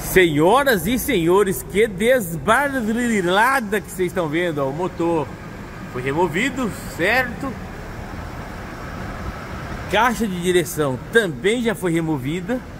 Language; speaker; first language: Portuguese; native; Portuguese